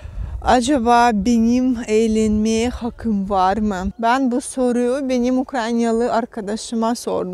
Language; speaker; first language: Turkish; non-native, fluent; Russian